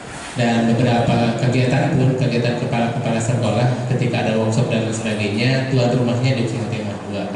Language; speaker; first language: Indonesian; native; Indonesian